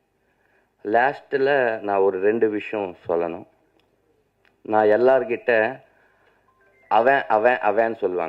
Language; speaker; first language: Tamil; non-native, learner; Telugu